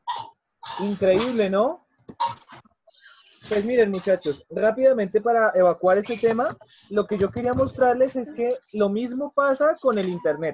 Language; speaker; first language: Spanish; native; Spanish